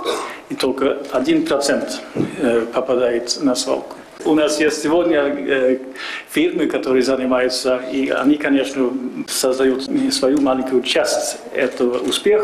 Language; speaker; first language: Russian; non-native, fluent; Swedish